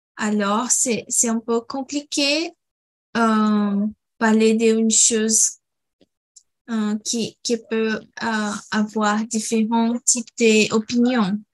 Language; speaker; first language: French; non-native, learner; Portuguese